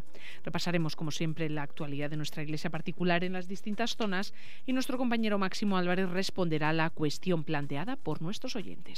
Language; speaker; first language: Spanish; native; Spanish